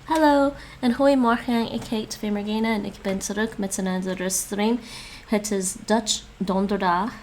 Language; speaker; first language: Dutch; non-native, learner; English